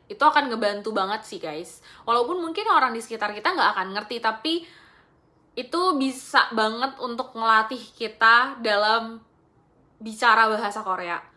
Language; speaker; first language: Indonesian; native; Indonesian